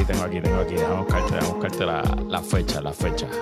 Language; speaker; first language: Spanish; native; Spanish